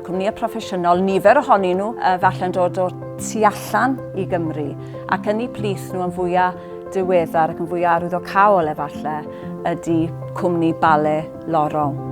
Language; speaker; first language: Welsh; native; Welsh